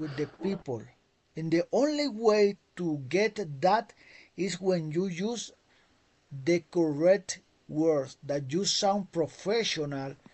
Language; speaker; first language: English; non-native, fluent; Spanish